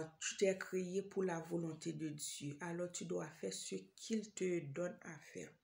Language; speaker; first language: French; non-native, local second language; Haitian Creole